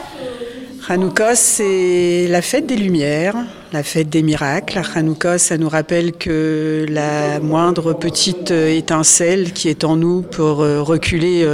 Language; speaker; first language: French; native; French